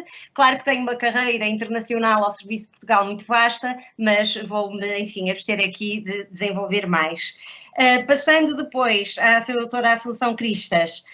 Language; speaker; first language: Portuguese; native; Portuguese